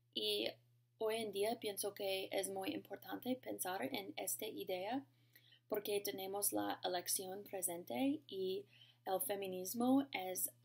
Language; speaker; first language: Spanish; non-native, learner; English